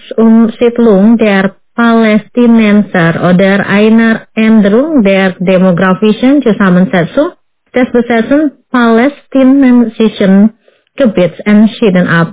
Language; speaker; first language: German; non-native, fluent; Indonesian